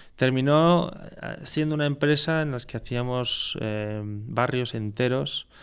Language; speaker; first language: Spanish; non-native, fluent; French